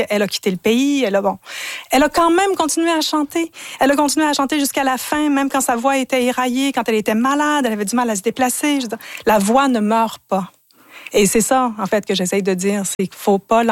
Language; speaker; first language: French; native; French